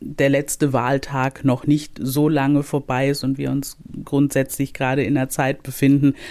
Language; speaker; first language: German; native; German